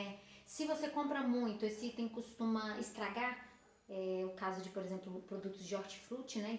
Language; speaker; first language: Portuguese; native; Portuguese